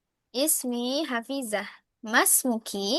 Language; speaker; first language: Arabic; non-native, learner; Indonesian